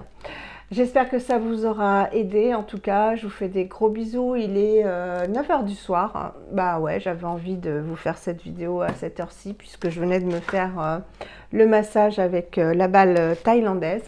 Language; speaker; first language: French; native; French